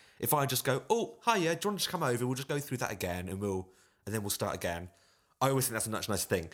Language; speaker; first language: English; native; English